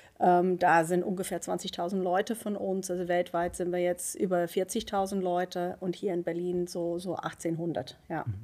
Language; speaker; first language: German; non-native, fluent; Dutch